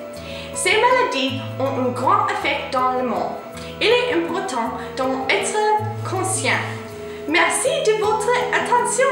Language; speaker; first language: French; non-native, learner; English